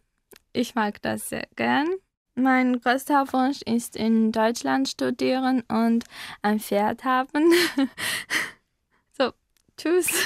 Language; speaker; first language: German; non-native, learner; Armenian